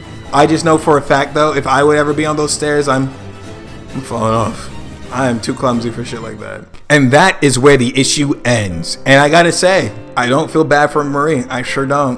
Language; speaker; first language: English; native; English